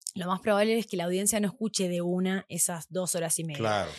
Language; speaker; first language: Spanish; native; Spanish